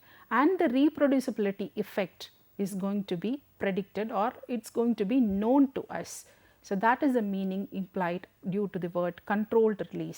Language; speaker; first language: English; non-native, local second language; Tamil